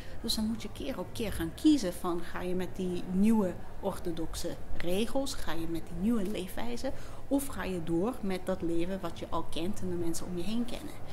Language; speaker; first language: Dutch; non-native, fluent; English